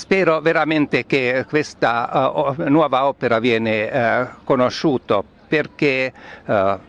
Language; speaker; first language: Italian; non-native, learner; Finnish